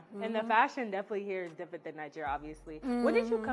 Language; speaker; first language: English; native; English